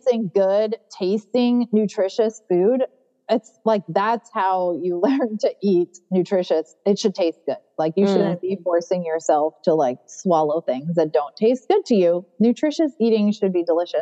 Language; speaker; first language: English; native; English